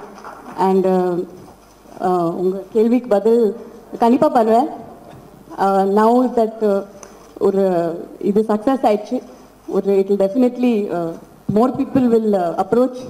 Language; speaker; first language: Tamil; non-native, fluent; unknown